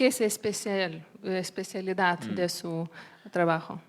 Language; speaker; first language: Spanish; non-native, learner; Lithuanian